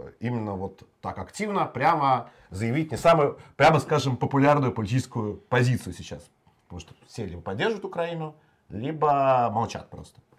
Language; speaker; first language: Russian; native; Russian